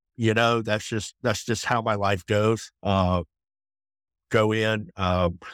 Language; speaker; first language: English; native; English